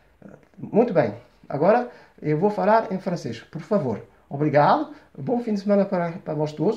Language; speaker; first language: Portuguese; early bilingual, heritage; Portuguese